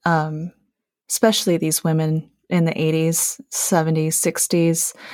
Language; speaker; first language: English; early bilingual, other home language; Chinese